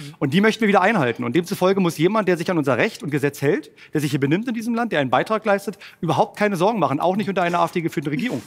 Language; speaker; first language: German; native; German